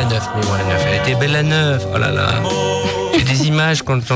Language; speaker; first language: French; native; French